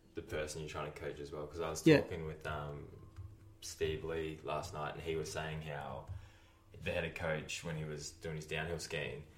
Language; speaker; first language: English; native; English